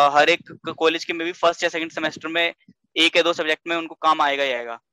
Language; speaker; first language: Hindi; native; Hindi